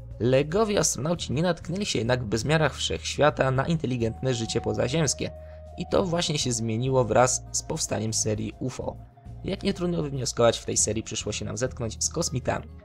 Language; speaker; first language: Polish; native; Polish